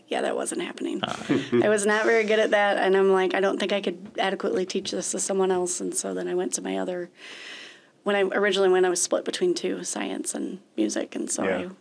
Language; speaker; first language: English; native; English